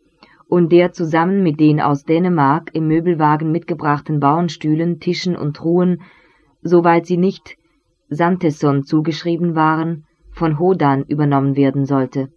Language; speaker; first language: German; native; German